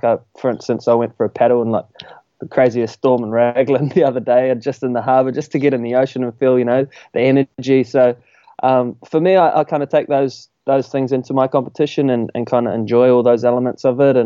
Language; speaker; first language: English; native; English